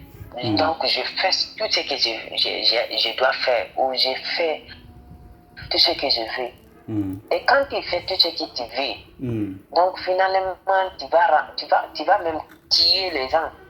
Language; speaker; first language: French; non-native, fluent; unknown